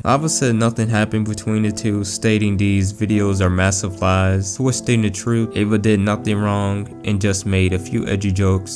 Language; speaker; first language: English; native; English